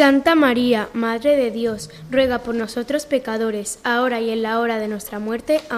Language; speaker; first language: Spanish; native; Spanish